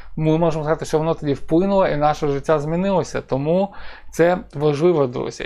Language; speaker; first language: Ukrainian; non-native, local second language; Russian